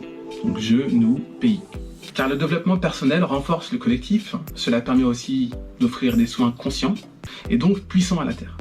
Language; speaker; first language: French; native; French